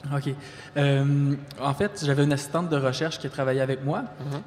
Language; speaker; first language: French; native; French